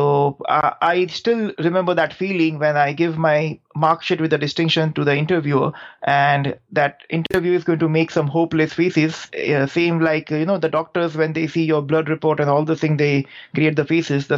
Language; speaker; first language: English; non-native, local second language; Gujarati